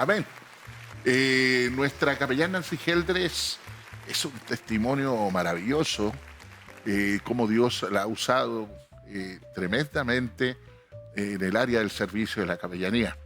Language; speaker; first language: Spanish; native; Spanish